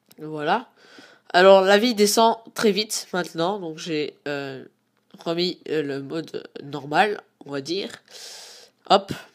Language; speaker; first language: French; native; French